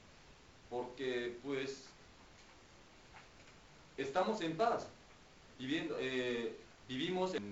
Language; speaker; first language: Spanish; non-native, fluent; Korean